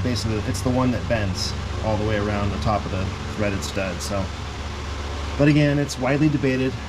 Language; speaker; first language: English; native; English